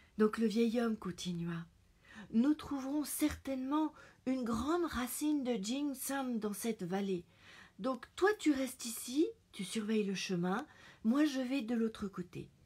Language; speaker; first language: French; native; French